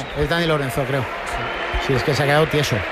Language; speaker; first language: Spanish; native; Spanish